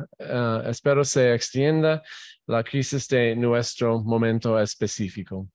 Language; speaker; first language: Spanish; non-native, fluent; English